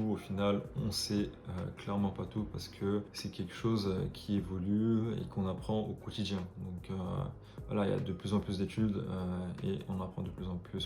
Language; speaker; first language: French; native; French